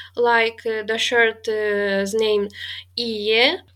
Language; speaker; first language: English; non-native, fluent; Romanian